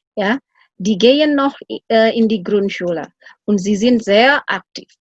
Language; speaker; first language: German; non-native, fluent; Indonesian